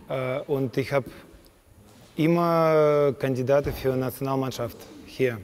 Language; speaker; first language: German; non-native, learner; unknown